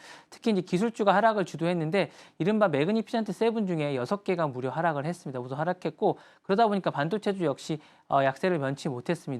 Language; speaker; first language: Korean; native; Korean